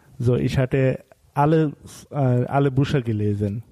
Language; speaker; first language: German; non-native, learner; Bangla